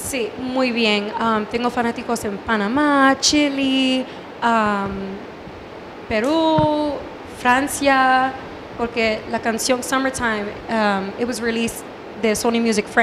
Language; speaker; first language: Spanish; early bilingual, heritage; English